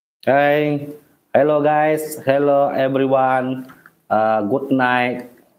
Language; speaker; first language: English; non-native, learner; Indonesian